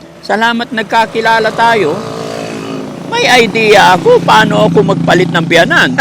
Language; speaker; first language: Filipino; native; Filipino